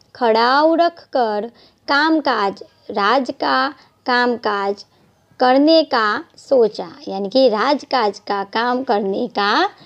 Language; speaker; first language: Hindi; non-native, local second language; Gujarati